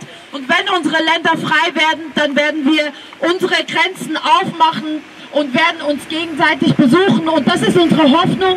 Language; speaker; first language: German; early bilingual, other home language; Tibetan